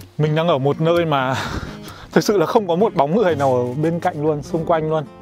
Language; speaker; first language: Vietnamese; native; Vietnamese